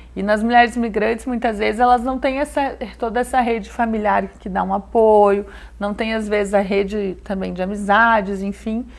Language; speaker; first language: Portuguese; native; Portuguese